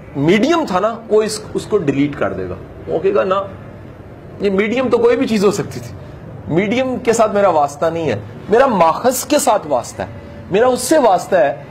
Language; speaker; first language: Urdu; non-native, local second language; Punjabi